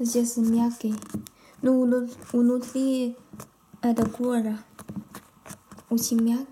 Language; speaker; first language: Russian; non-native, learner; Chinese